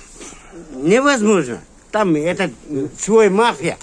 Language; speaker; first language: Russian; non-native, local second language; Kyrgyz